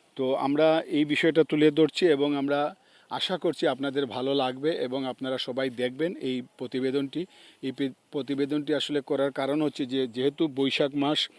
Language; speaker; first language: Bangla; native; Bangla